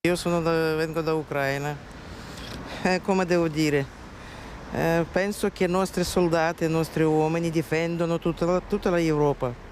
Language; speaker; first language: Italian; non-native, learner; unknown